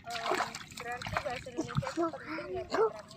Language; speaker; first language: Indonesian; native; Indonesian